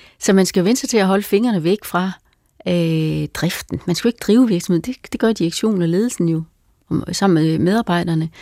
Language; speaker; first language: Danish; native; Danish